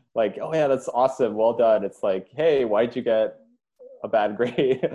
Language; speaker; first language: English; early bilingual, other home language; Indonesian